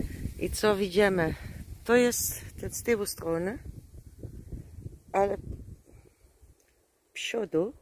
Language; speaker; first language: Polish; non-native, learner; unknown